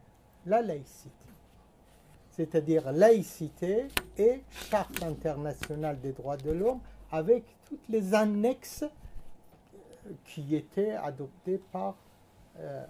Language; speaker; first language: French; non-native, fluent; Persian